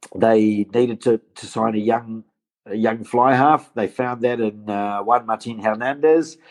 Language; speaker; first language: English; native; English